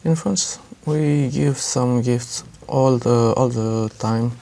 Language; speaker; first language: English; non-native, learner; French